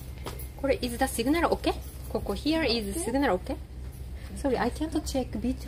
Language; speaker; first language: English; non-native, learner; Japanese